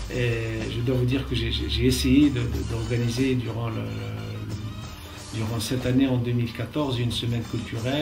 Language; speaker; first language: French; non-native, local second language; Arabic